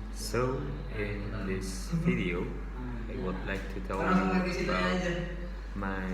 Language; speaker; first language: English; non-native, local second language; Indonesian